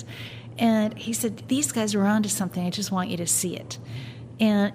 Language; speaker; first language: English; native; English